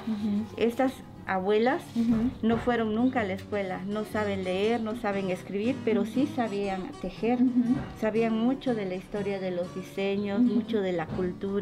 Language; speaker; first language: Spanish; non-native, local second language; Zapotec